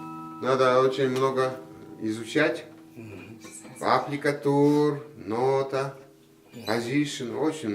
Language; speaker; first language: Russian; non-native, learner; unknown